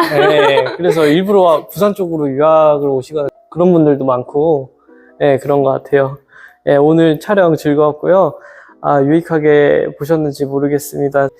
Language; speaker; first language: Korean; native; Korean